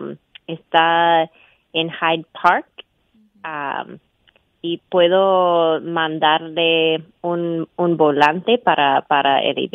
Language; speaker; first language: Spanish; non-native, fluent; English